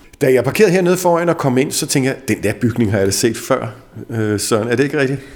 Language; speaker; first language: Danish; native; Danish